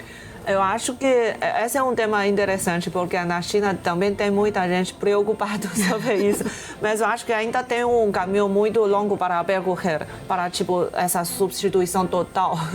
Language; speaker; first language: Portuguese; non-native, fluent; Chinese